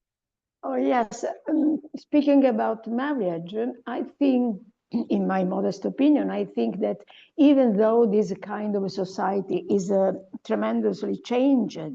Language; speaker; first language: English; non-native, fluent; Italian